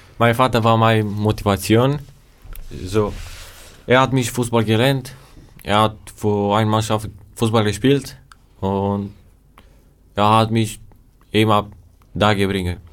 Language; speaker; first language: German; non-native, learner; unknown